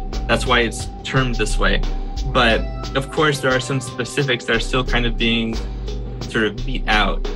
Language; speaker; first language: English; native; English